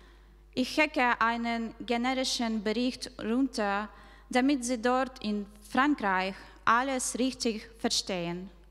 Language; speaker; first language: German; non-native, fluent; Ukrainian